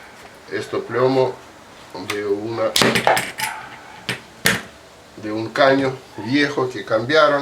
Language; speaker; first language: Spanish; non-native, fluent; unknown